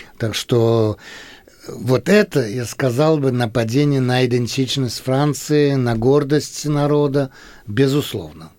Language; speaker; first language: Russian; early bilingual, heritage; Russian